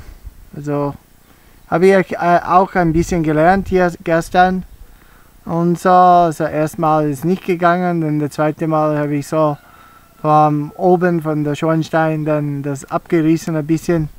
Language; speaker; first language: German; early bilingual, heritage; English